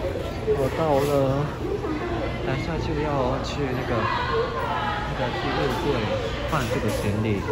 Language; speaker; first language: Chinese; non-native, fluent; Japanese